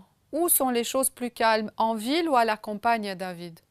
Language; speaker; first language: French; non-native, fluent; Romanian